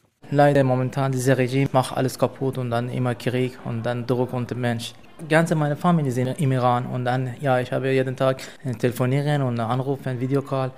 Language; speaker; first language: German; non-native, learner; Persian